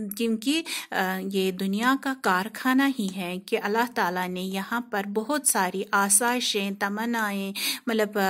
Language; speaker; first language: Urdu; non-native, local second language; Kashmiri